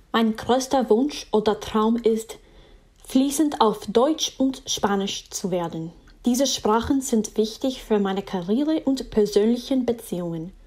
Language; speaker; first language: German; non-native, fluent; English